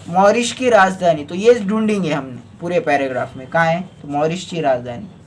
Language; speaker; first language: Hindi; non-native, local second language; Marathi